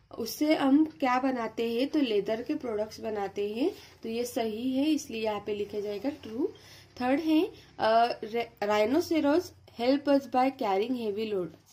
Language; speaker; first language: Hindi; non-native, local second language; Marathi